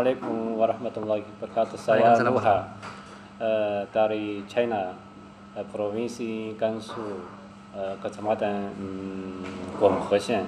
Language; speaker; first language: Indonesian; non-native, learner; Chinese